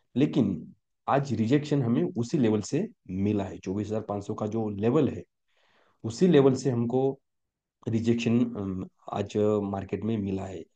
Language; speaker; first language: Hindi; non-native, local second language; Marathi